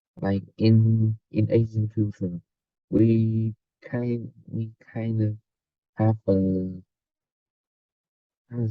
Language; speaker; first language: English; non-native, learner; Vietnamese